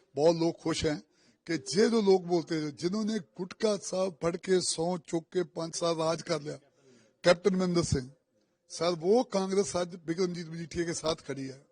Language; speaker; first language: Hindi; non-native, local second language; Punjabi